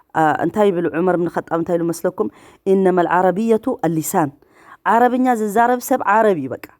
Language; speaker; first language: Tigrinya; native; Tigrinya